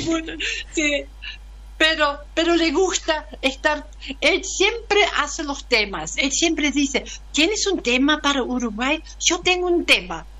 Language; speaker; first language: Spanish; non-native, learner; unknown